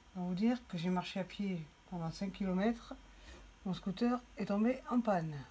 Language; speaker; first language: French; native; French